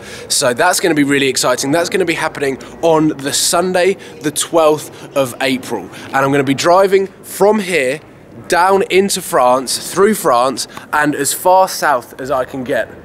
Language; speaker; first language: English; native; English